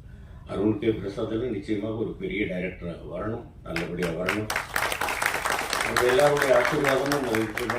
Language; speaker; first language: Tamil; native; Tamil